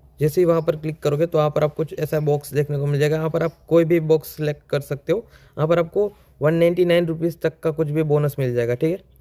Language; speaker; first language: Hindi; native; Hindi